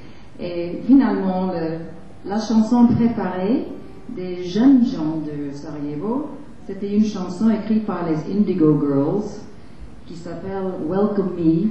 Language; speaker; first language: French; non-native, fluent; English